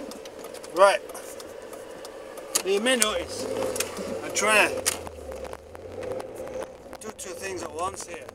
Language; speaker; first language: English; native; English